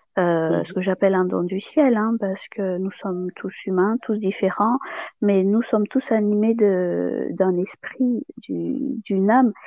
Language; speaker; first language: French; non-native, local second language; Malagasy